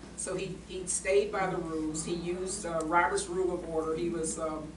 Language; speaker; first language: English; native; English